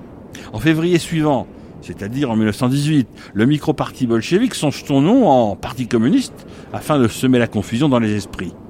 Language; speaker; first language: French; native; French